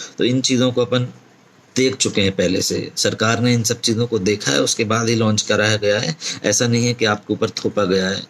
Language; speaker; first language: Hindi; native; Hindi